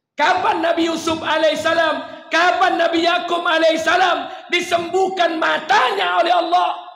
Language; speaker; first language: Malay; non-native, local second language; Minangkabau